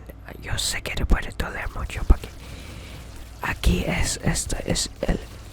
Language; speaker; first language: Spanish; early bilingual, heritage; English